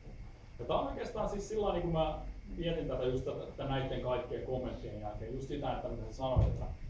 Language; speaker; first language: Finnish; native; Finnish